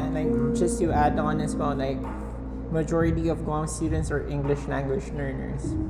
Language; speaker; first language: English; early bilingual, other home language; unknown